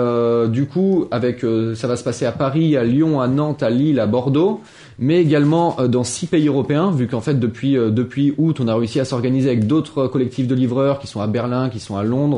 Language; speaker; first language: French; native; French